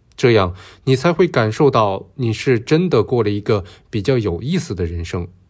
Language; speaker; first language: Chinese; non-native, local second language; Cantonese